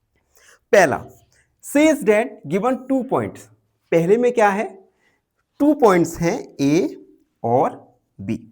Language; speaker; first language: Hindi; native; Hindi